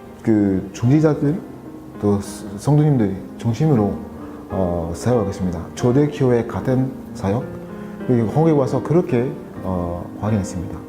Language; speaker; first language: Korean; non-native, learner; French